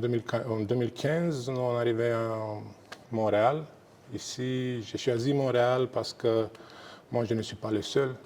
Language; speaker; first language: French; non-native, fluent; Romanian